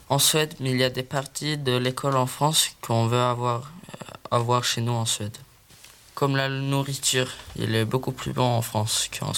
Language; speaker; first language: French; non-native, learner; Swedish